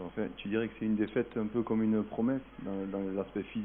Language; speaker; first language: French; native; French